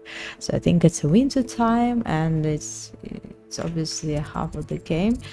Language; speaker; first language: English; non-native, learner; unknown